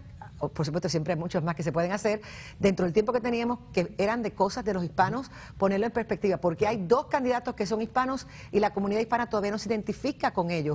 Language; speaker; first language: Spanish; native; Spanish